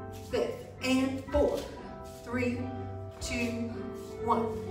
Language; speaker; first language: English; native; English